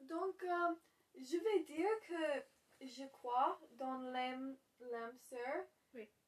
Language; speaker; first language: French; non-native, learner; English